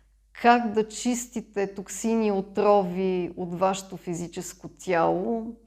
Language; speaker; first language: Bulgarian; non-native, fluent; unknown